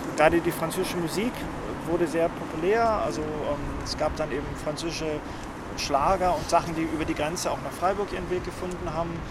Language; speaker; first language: German; native; German